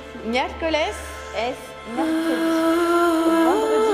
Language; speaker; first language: French; native; French